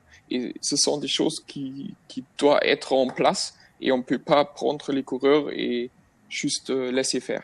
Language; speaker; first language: French; non-native, fluent; German